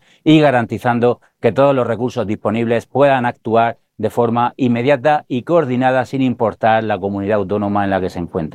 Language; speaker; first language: Spanish; native; Spanish